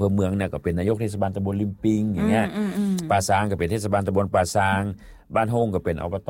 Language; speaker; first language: Thai; non-native, local second language; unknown